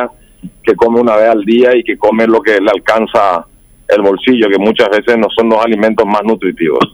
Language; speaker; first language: Spanish; native; Spanish